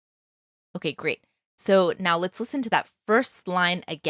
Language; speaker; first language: English; native; English